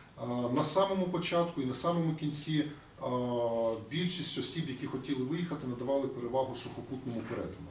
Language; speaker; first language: Ukrainian; native; Ukrainian